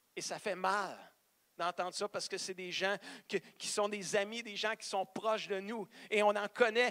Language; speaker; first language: French; native; French